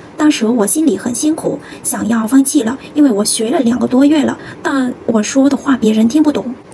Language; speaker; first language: Chinese; non-native, fluent; Vietnamese